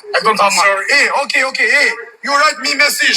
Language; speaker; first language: English; non-native, learner; Albanian